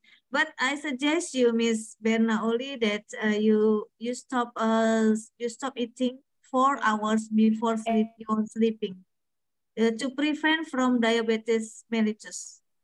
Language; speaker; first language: English; non-native, learner; Indonesian